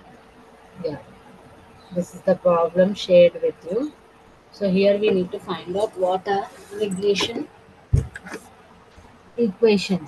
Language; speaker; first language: English; non-native, local second language; Telugu